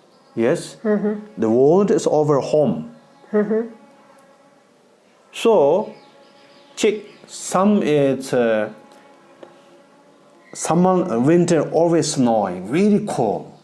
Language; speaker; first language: English; non-native, learner; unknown